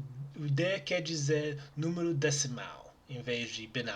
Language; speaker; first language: Portuguese; non-native, learner; English